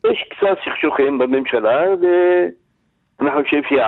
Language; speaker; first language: Hebrew; non-native, learner; Arabic